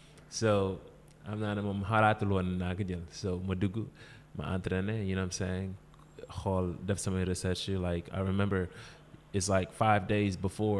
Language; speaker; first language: English; non-native, fluent; Wolof